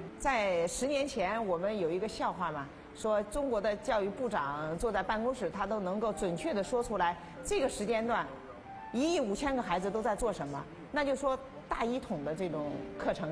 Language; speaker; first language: Chinese; native; Chinese